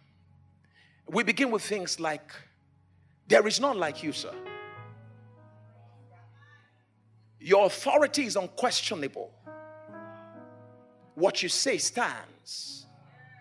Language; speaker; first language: English; non-native, local second language; Yoruba